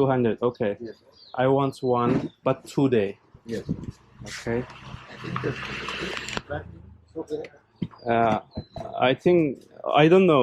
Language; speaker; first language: English; non-native, learner; Turkish